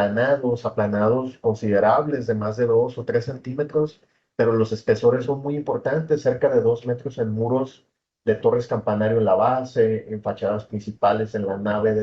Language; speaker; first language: Spanish; native; Spanish